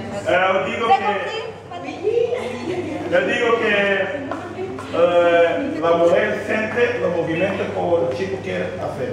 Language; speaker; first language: Spanish; non-native, learner; Portuguese